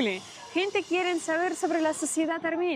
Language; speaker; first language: Spanish; non-native, fluent; Russian